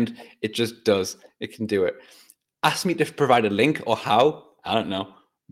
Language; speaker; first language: English; native; English